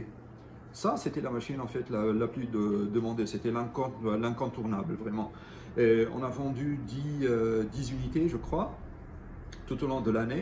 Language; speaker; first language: French; non-native, local second language; Arabic